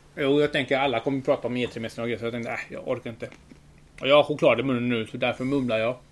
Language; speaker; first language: Swedish; early bilingual, other home language; Spanish